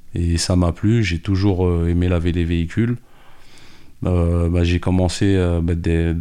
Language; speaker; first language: French; native; French